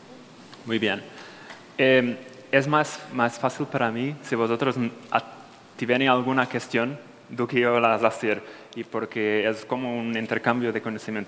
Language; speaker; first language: Spanish; non-native, fluent; Portuguese